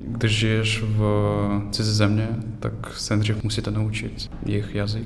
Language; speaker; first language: Czech; non-native, learner; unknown